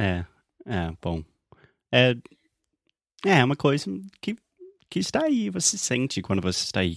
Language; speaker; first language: Portuguese; non-native, fluent; English